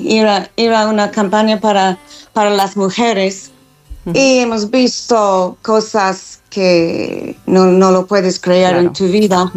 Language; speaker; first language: Spanish; non-native, learner; English